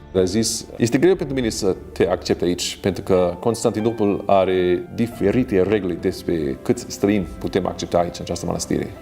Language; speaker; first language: Romanian; non-native, fluent; English